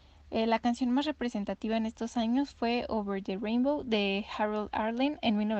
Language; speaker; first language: Spanish; native; Spanish